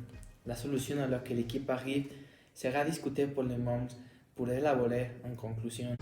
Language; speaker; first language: French; non-native, learner; Spanish